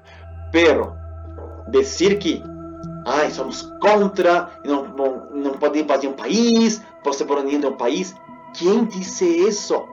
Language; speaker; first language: Portuguese; non-native, fluent; Spanish